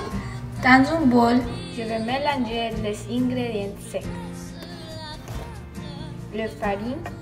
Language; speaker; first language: French; non-native, learner; English